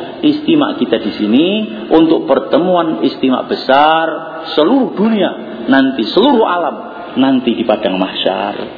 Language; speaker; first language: Indonesian; non-native, local second language; Javanese